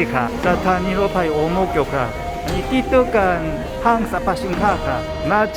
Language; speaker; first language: Thai; non-native, learner; Korean